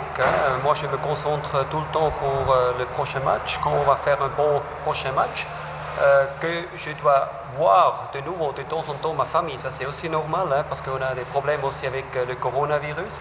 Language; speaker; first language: French; non-native, fluent; German